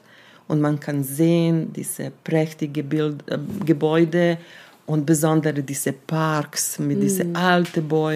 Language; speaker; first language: German; non-native, fluent; Serbian